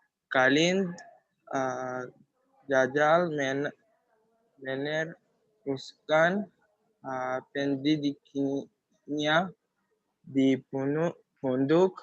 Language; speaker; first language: Indonesian; non-native, learner; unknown